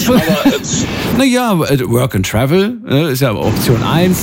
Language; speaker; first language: German; native; German